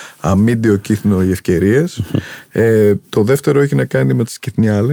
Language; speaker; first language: Greek; native; Greek